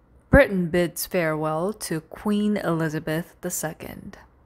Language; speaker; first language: English; non-native, fluent; Korean